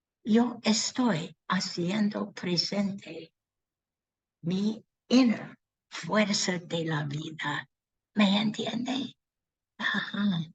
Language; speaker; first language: Spanish; non-native, learner; English